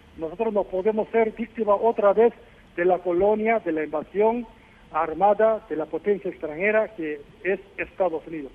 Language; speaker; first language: Spanish; non-native, fluent; Korean